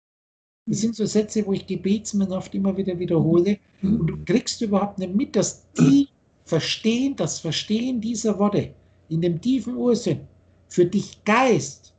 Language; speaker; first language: German; native; German